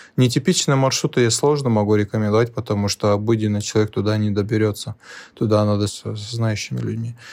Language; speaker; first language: Russian; non-native, local second language; Lezghian